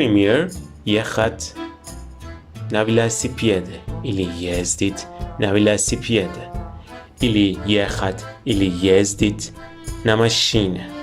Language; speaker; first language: Russian; non-native, fluent; Persian